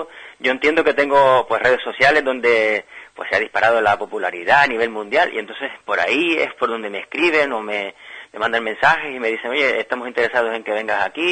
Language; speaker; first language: Spanish; native; Spanish